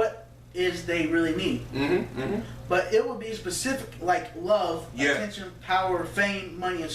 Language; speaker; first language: English; native; English